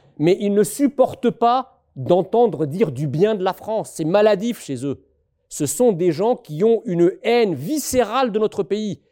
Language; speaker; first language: French; early bilingual, other home language; Arabic